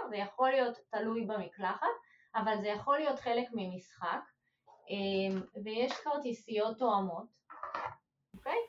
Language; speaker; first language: Hebrew; native; Hebrew